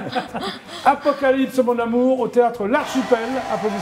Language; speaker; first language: French; native; French